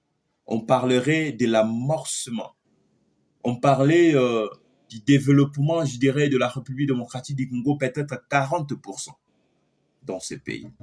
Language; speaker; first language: French; non-native, local second language; Lingala